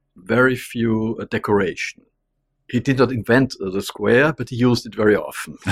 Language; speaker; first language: English; non-native, fluent; German